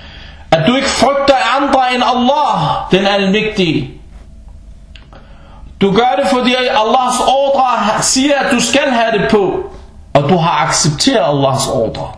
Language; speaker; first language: Danish; non-native, fluent; Arabic